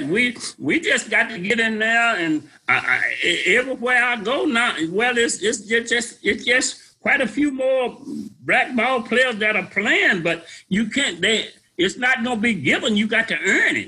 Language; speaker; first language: English; native; English